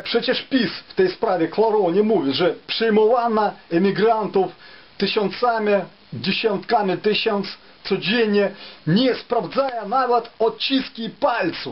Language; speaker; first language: Polish; non-native, fluent; Ukrainian